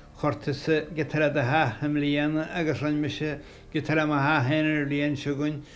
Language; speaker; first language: Irish; native; Irish